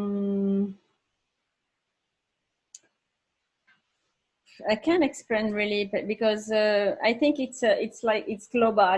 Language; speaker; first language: English; non-native, learner; French